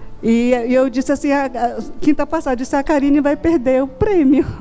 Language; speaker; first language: Portuguese; native; Portuguese